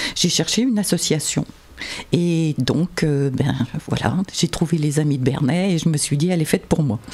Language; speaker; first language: French; native; French